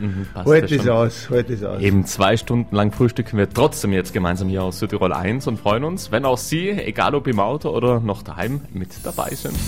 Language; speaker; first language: German; native; German